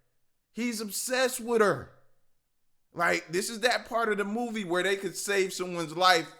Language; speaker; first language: English; native; English